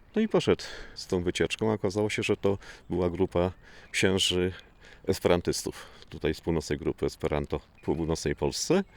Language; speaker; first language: Polish; native; Polish